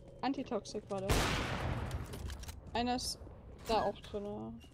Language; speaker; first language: German; native; German